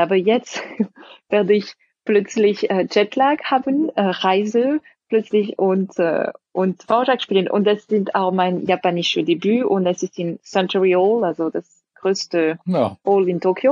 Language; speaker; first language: German; non-native, fluent; French